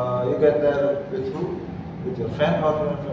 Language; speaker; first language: English; non-native, learner; Indonesian